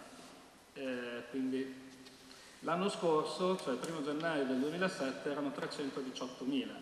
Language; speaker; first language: Italian; native; Italian